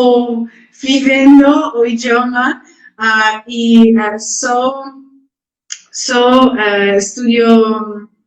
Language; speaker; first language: Portuguese; non-native, learner; Dutch